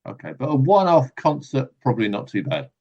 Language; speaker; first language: English; native; English